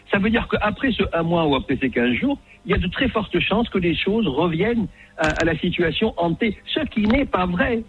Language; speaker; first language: French; non-native, local second language; Arabic